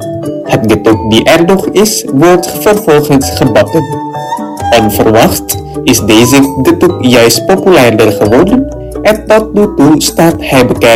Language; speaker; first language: Dutch; non-native, fluent; Indonesian